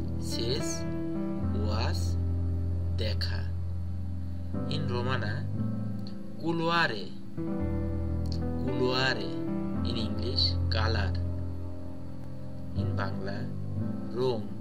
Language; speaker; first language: English; non-native, local second language; Bangla